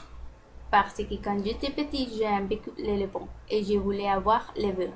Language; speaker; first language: French; non-native, learner; Spanish